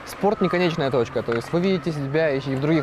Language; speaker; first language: Russian; native; Russian